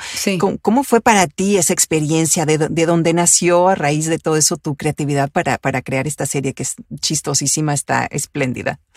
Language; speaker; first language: Spanish; early bilingual, other home language; Italian